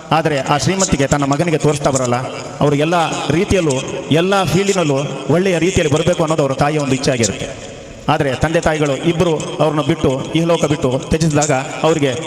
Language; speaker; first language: Kannada; non-native, local second language; Malayalam